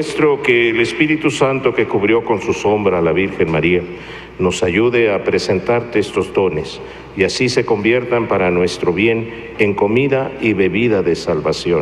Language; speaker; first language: Spanish; native; Spanish